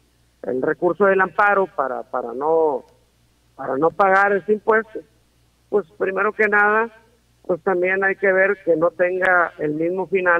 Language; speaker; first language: Spanish; native; Spanish